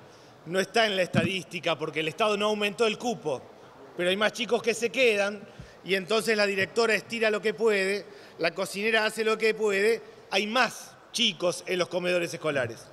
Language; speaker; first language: Spanish; native; Spanish